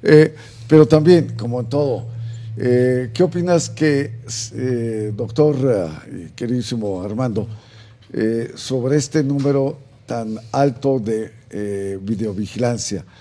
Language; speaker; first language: Spanish; native; Spanish